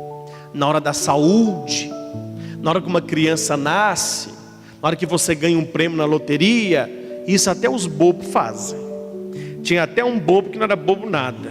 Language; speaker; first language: Portuguese; native; Portuguese